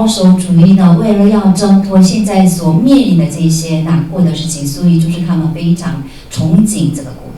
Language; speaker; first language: Chinese; native; Chinese